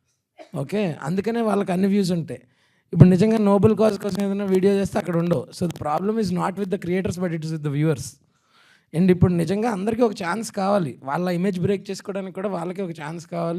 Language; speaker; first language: Telugu; native; Telugu